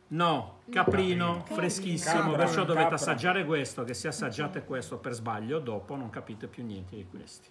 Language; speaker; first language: Italian; native; Italian